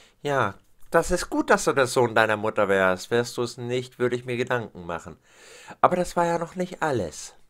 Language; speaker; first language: German; native; German